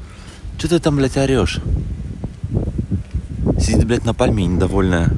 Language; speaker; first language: Russian; native; Russian